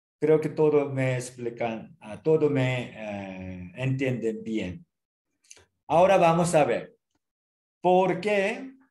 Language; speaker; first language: Spanish; non-native, learner; Korean